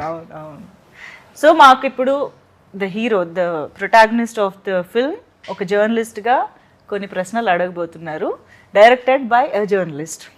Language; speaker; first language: Telugu; native; Telugu